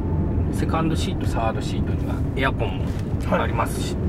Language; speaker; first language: Japanese; native; Japanese